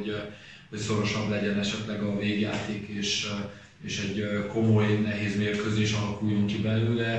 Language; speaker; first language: Hungarian; native; Hungarian